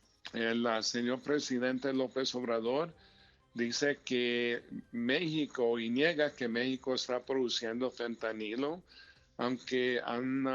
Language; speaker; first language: Spanish; early bilingual, heritage; Spanish